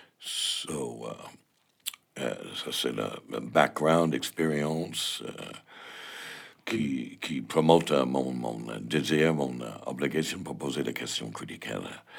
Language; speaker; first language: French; non-native, learner; English